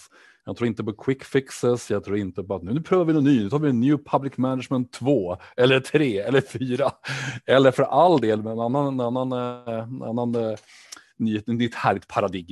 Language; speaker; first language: Swedish; native; Swedish